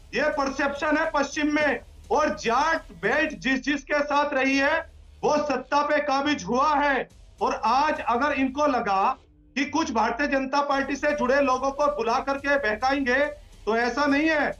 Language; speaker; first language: Hindi; native; Hindi